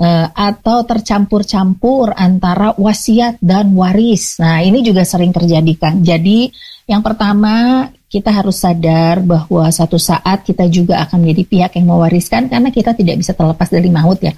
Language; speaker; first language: Indonesian; native; Indonesian